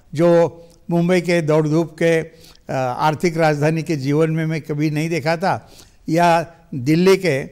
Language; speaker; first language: Hindi; non-native, local second language; Marathi